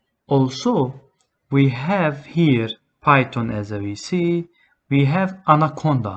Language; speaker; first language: English; non-native, learner; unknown